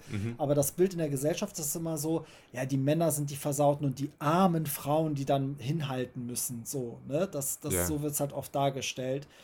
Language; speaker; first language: German; native; German